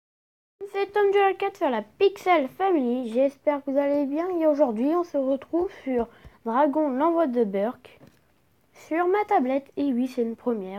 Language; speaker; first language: French; native; French